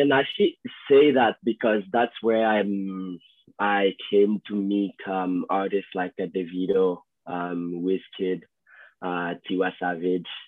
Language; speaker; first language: English; native; English